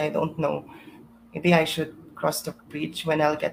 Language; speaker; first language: English; non-native, local second language; Iloko